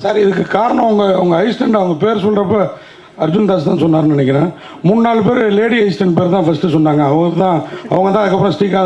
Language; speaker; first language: Tamil; native; Tamil